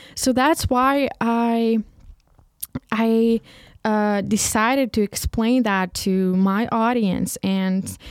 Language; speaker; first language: English; non-native, fluent; Ukrainian